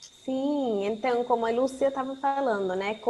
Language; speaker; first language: Portuguese; non-native, fluent; Spanish